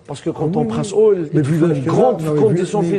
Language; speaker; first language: French; non-native, local second language; Arabic